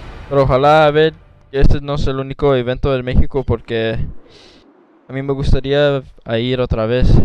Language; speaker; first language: Spanish; early bilingual, other home language; English